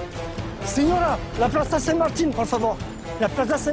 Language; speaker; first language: Spanish; non-native, learner; French